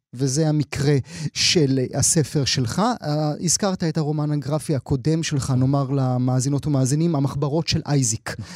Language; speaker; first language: Hebrew; native; Hebrew